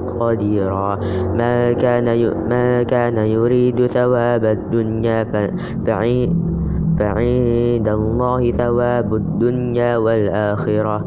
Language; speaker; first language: Arabic; non-native, learner; Indonesian